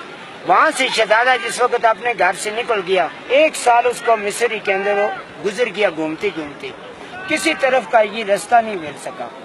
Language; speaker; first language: Hindi; non-native, local second language; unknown